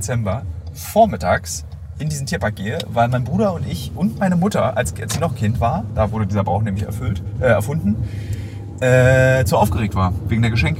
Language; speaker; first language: German; native; German